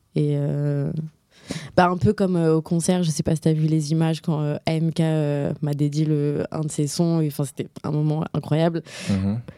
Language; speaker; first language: French; native; French